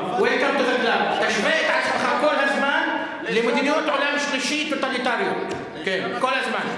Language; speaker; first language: Hebrew; non-native, local second language; Arabic